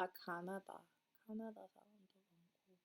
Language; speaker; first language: Korean; non-native, learner; English